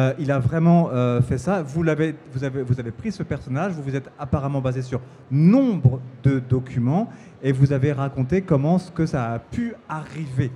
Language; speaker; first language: French; native; French